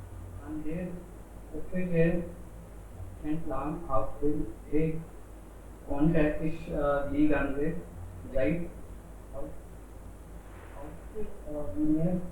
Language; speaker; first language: German; non-native, learner; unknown